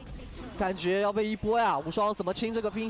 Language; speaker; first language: Chinese; native; Chinese